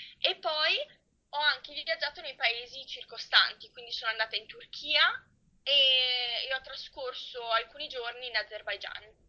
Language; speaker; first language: Italian; native; Italian